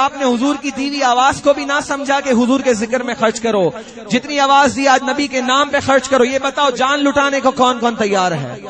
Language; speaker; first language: Urdu; non-native, local second language; Punjabi